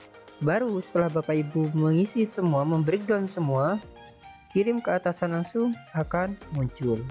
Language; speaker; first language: Indonesian; native; Indonesian